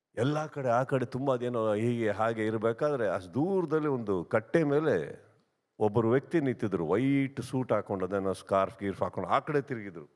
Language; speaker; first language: Kannada; native; Kannada